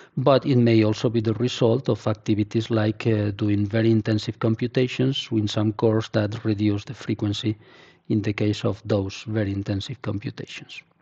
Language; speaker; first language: English; non-native, fluent; Spanish